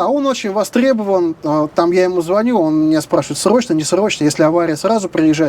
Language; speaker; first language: Russian; native; Russian